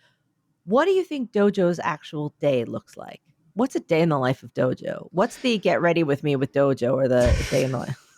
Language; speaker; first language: English; native; English